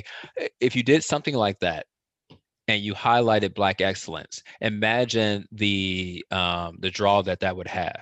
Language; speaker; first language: English; native; English